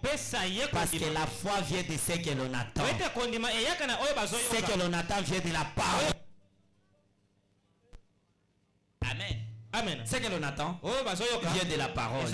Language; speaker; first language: French; non-native, local second language; Lingala